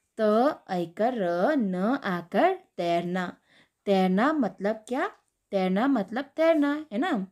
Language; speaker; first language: Hindi; native; Hindi